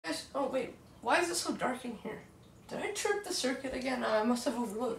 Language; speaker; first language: English; native; English